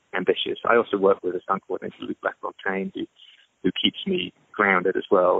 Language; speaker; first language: English; native; English